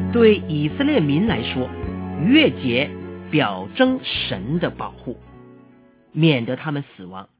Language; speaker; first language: Chinese; native; Chinese